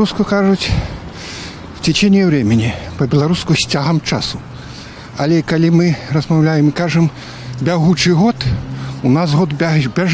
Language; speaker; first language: Belarusian; non-native, local second language; Russian